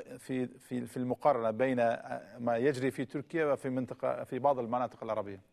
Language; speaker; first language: Arabic; non-native, fluent; Turkish